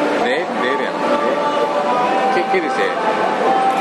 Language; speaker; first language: Spanish; non-native, learner; Japanese